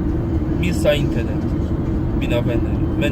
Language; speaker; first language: Swedish; non-native, learner; Polish